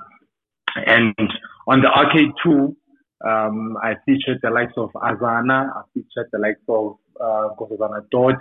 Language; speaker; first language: English; non-native, local second language; Tsonga